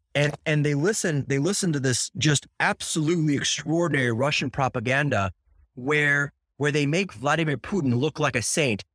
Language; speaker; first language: English; early bilingual, other home language; Russian